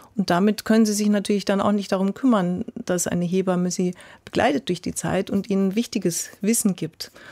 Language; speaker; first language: German; native; German